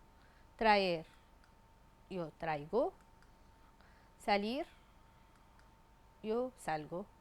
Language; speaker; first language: Spanish; non-native, fluent; Arabic